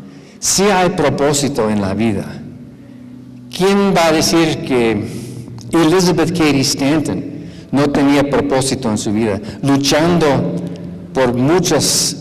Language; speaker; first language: Spanish; non-native, fluent; English